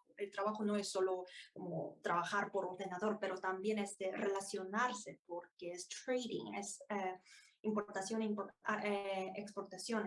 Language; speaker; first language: Spanish; non-native, fluent; Korean